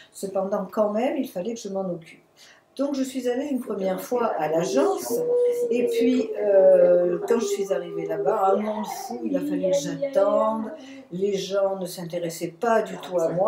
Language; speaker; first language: French; native; French